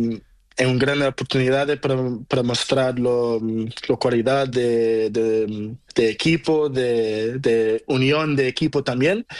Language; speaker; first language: Spanish; non-native, learner; Portuguese